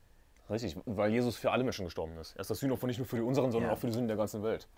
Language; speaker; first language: German; native; German